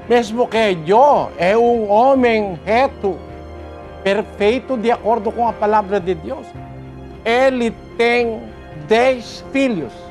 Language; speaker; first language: Portuguese; non-native, learner; Filipino